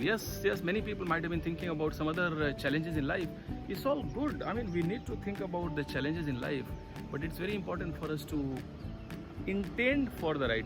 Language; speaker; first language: English; non-native, local second language; Hindi